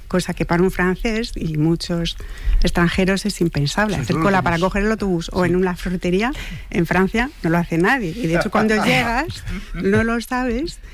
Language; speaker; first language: Spanish; non-native, fluent; French